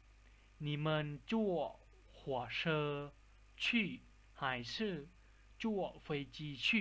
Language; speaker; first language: Chinese; non-native, fluent; Lao